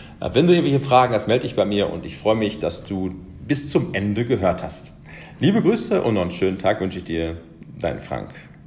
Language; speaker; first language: German; early bilingual, other home language; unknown